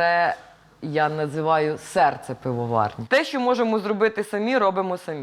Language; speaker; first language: Ukrainian; native; Ukrainian